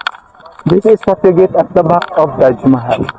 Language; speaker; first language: English; non-native, fluent; Filipino